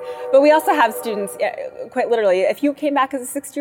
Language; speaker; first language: English; native; English